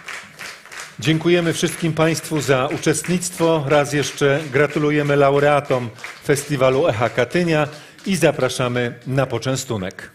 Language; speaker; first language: Polish; native; Polish